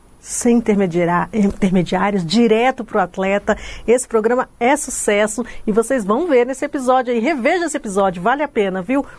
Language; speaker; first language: Portuguese; native; Portuguese